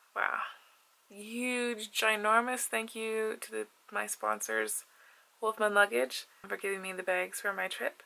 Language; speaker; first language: English; native; English